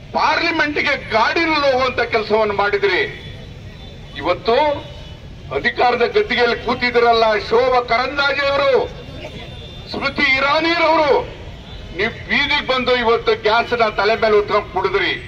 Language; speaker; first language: Kannada; native; Kannada